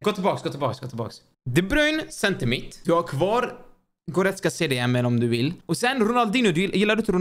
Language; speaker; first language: Swedish; native; Swedish